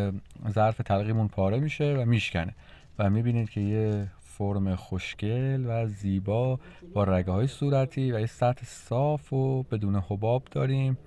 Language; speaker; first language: Persian; native; Persian